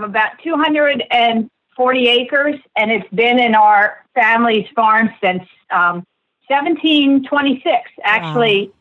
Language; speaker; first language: English; native; English